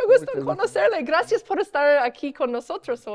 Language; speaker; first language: Spanish; non-native, learner; English